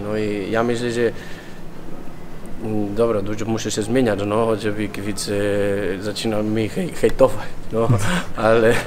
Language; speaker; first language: Polish; non-native, learner; Spanish